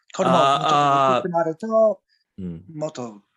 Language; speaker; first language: Japanese; non-native, learner; English